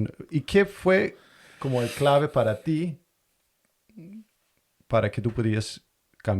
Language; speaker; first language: Spanish; non-native, fluent; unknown